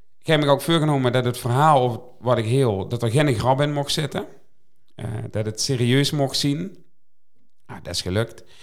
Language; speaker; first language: Dutch; native; Dutch